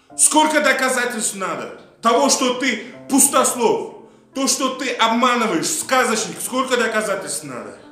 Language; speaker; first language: Russian; non-native, local second language; Uzbek